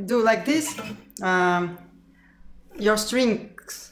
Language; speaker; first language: English; non-native, learner; Russian